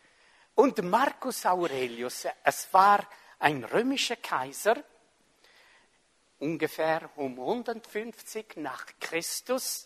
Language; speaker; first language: German; non-native, fluent; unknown